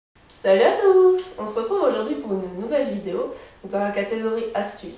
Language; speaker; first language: French; native; French